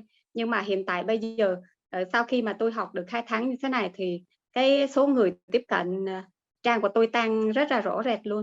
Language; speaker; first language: Vietnamese; native; Vietnamese